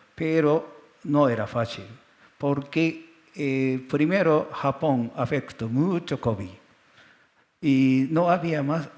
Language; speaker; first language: Spanish; non-native, learner; Japanese